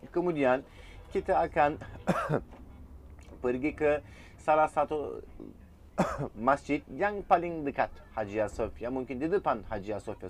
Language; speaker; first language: Indonesian; non-native, fluent; Turkish